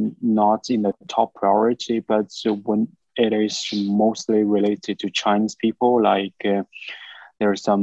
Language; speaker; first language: English; non-native, fluent; Chinese